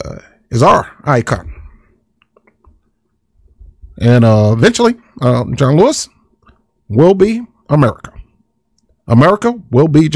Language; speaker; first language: English; native; English